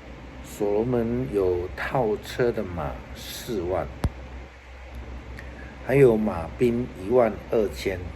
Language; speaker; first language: Chinese; native; Chinese